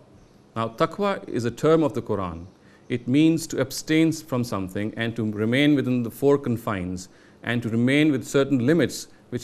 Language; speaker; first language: English; non-native, local second language; Urdu